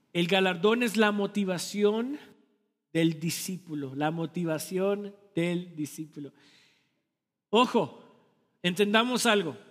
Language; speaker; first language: Spanish; early bilingual, heritage; Spanish